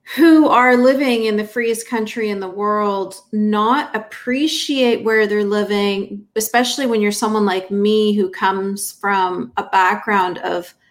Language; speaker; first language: English; native; English